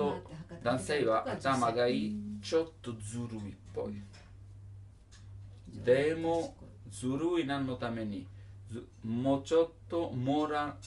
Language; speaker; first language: Japanese; non-native, learner; Italian